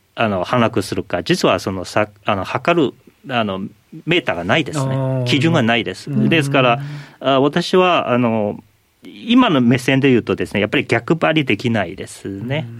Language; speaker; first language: Japanese; non-native, fluent; Chinese